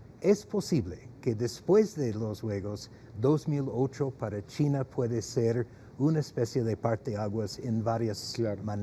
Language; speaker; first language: Spanish; non-native, fluent; English